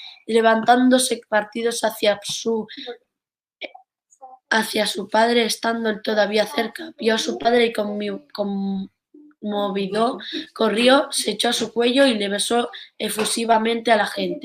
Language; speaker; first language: Spanish; native; Spanish